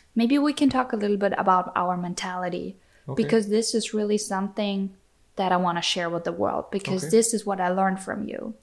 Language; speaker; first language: English; non-native, fluent; German